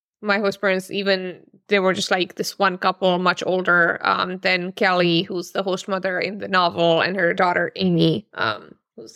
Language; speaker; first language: English; non-native, local second language; Urdu